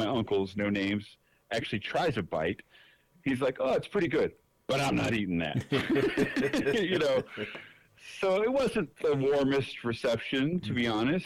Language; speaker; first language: English; native; English